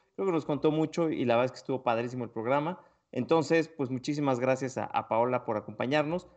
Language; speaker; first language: Spanish; native; Spanish